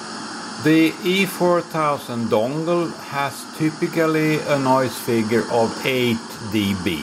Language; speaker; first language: English; non-native, fluent; Swedish